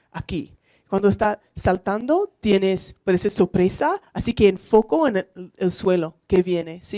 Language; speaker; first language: Spanish; non-native, learner; English